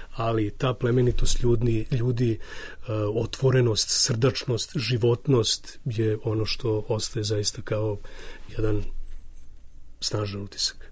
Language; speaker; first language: Serbian; native; Serbian